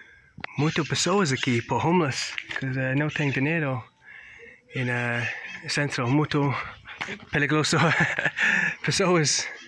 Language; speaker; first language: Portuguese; non-native, learner; English